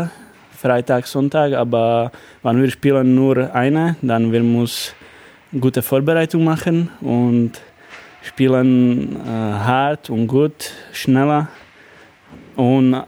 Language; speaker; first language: German; non-native, learner; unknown